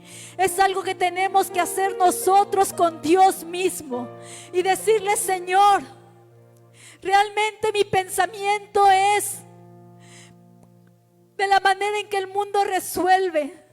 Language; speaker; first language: Spanish; native; Spanish